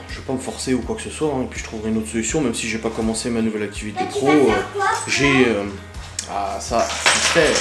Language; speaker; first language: French; native; French